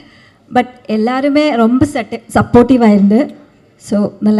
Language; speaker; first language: Tamil; non-native, learner; Malayalam